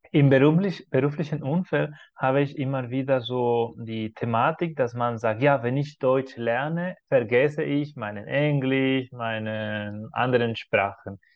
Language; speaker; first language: German; non-native, fluent; Spanish